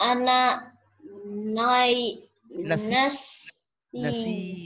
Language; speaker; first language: Arabic; non-native, learner; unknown